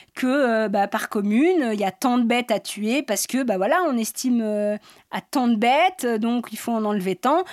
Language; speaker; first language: French; native; French